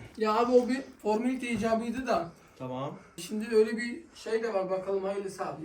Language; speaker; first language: Turkish; native; Turkish